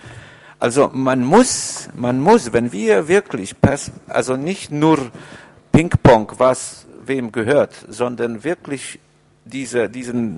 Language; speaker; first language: German; non-native, fluent; Polish